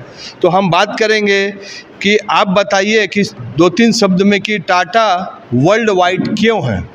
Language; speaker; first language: Hindi; native; Hindi